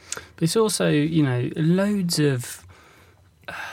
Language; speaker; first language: English; native; English